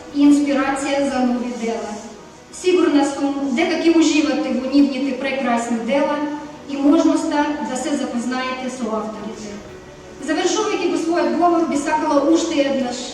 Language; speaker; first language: Macedonian; non-native, fluent; Ukrainian